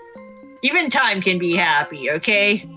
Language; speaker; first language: English; native; English